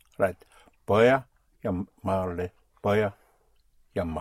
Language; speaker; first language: Spanish; non-native, fluent; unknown